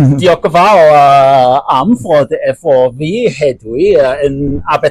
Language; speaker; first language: Welsh; non-native, learner; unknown